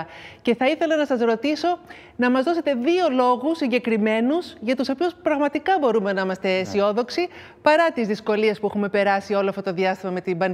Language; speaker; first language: Greek; native; Greek